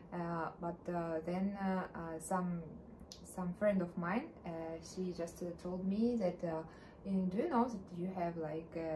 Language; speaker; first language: English; non-native, learner; Russian